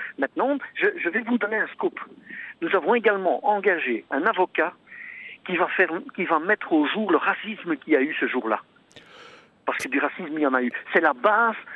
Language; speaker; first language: French; non-native, local second language; Dutch